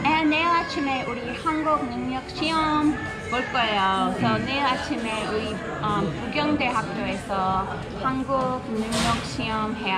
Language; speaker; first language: Korean; non-native, learner; English